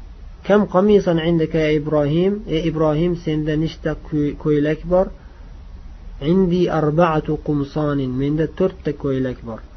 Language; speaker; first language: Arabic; non-native, fluent; Uzbek